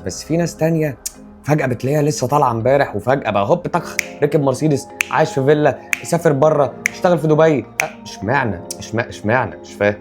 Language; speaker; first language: Arabic; native; Arabic